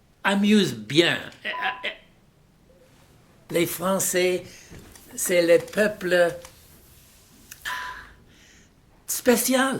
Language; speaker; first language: French; non-native, fluent; English